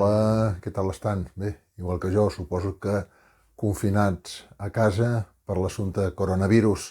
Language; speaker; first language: Catalan; native; Catalan